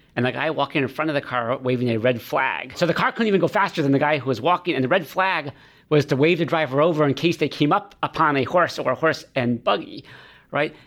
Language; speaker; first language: English; native; English